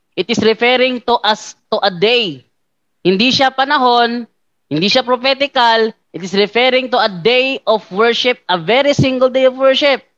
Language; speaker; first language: English; non-native, local second language; Filipino